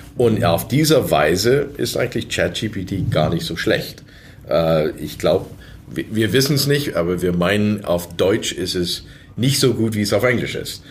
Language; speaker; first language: German; early bilingual, other home language; English